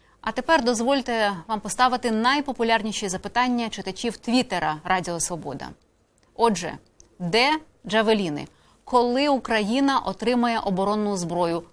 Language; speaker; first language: Ukrainian; native; Ukrainian